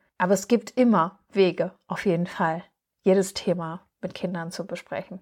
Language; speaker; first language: German; native; German